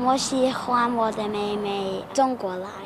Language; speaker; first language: Chinese; non-native, learner; English